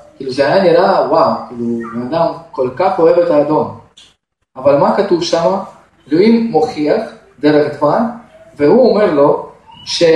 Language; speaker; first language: Hebrew; non-native, fluent; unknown